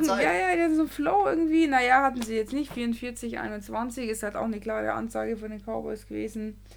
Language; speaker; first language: German; native; German